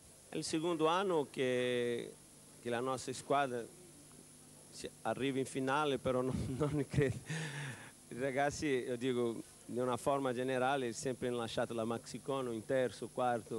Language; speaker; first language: Italian; non-native, fluent; Portuguese